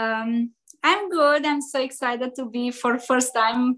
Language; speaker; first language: English; non-native, learner; Romanian